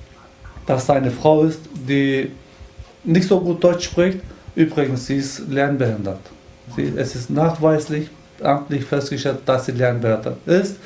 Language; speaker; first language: German; early bilingual, other home language; Turkish